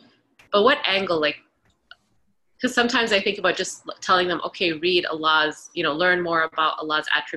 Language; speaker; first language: English; non-native, fluent; Arabic